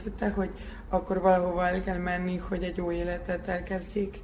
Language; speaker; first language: Hungarian; early bilingual, heritage; Hungarian